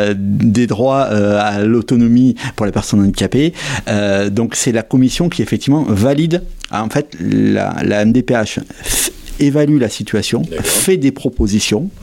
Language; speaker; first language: French; native; French